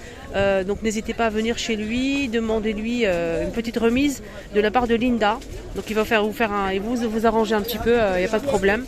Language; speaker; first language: French; native; French